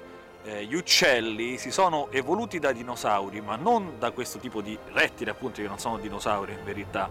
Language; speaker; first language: Italian; native; Italian